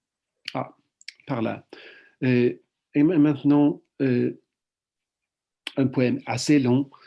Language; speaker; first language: French; non-native, fluent; Swedish